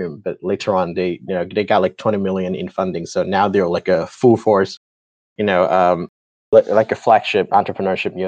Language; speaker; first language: English; non-native, local second language; Cantonese